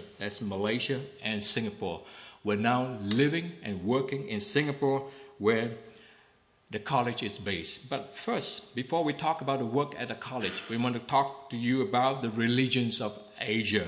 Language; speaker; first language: English; non-native, local second language; Min Nan Chinese